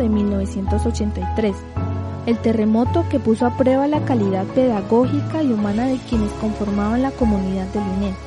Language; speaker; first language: Spanish; native; Spanish